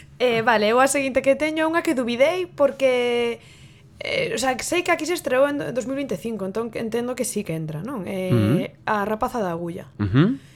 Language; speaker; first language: Galician; native; Galician